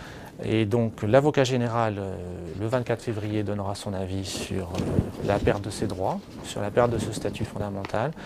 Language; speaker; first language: French; native; French